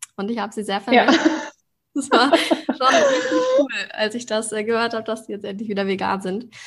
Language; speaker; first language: German; native; German